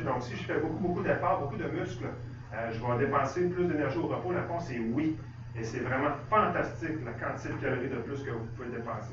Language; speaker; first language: French; native; French